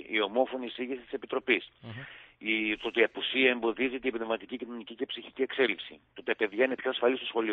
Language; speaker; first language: Greek; native; Greek